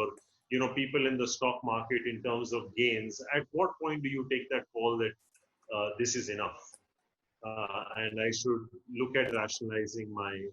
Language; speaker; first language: English; non-native, local second language; Hindi